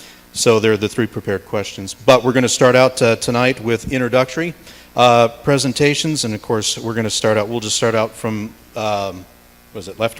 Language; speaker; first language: English; native; English